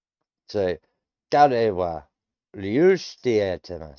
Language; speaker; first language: Japanese; non-native, learner; English